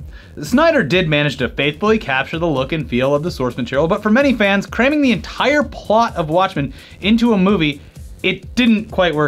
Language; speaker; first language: English; native; English